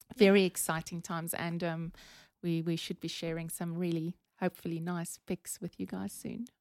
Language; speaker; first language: English; non-native, local second language; Afrikaans